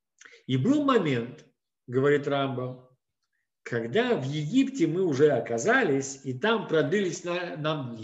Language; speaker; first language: Russian; native; Russian